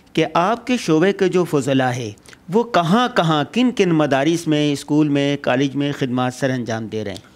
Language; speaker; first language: Urdu; native; Urdu